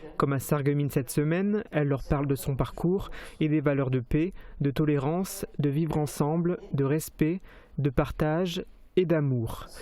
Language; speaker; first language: French; native; French